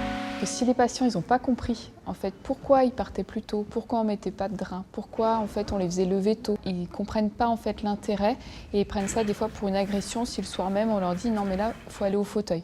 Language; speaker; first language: French; native; French